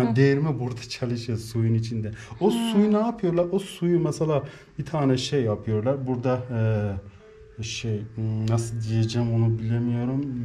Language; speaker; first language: Turkish; non-native, learner; Persian